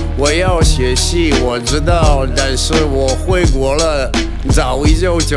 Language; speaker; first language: Chinese; non-native, learner; Russian